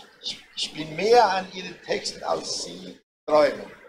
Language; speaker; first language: German; non-native, fluent; Portuguese